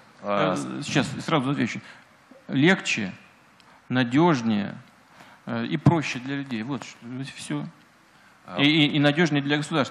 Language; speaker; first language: Russian; native; Russian